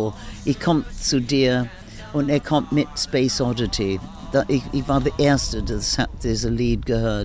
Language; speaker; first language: German; non-native, learner; English